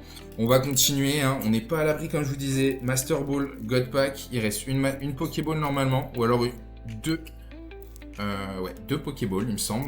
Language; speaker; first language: French; native; French